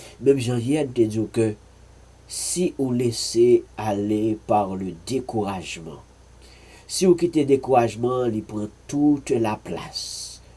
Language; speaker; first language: French; non-native, learner; Haitian Creole